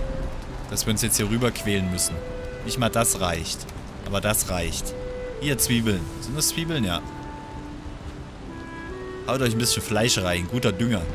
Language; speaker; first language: German; native; German